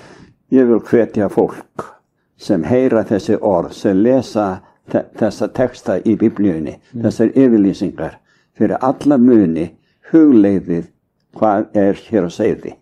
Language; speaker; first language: Icelandic; native; Icelandic